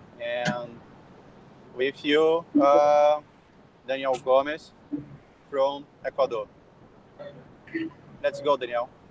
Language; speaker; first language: English; non-native, learner; Portuguese